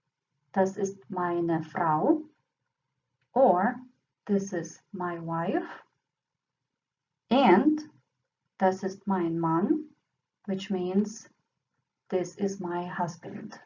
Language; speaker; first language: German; non-native, fluent; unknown